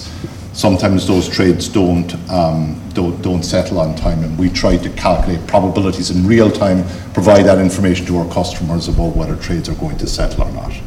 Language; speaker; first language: English; native; English